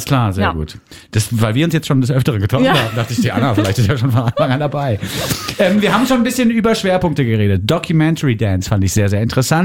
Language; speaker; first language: German; native; German